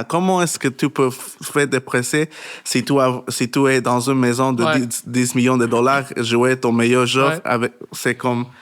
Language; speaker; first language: French; non-native, learner; Spanish